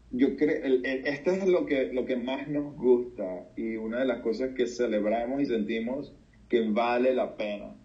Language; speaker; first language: Spanish; native; Spanish